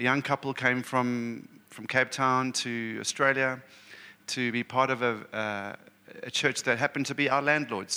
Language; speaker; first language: English; native; English